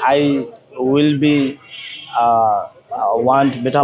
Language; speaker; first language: English; non-native, learner; Bangla